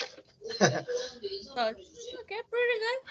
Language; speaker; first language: English; non-native, fluent; Spanish